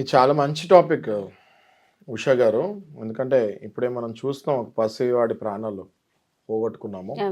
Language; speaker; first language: Telugu; native; Telugu